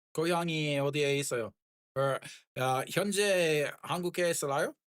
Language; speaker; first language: Korean; non-native, learner; English